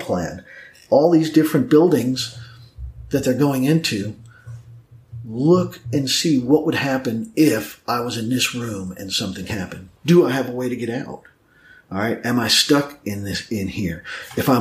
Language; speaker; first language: English; native; English